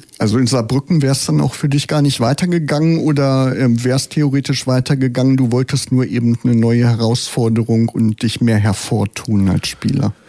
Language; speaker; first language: German; native; German